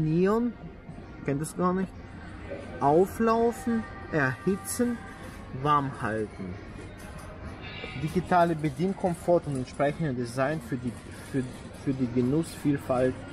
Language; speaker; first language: German; native; German